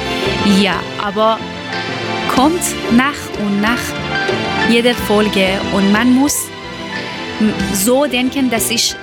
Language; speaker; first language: German; non-native, learner; Persian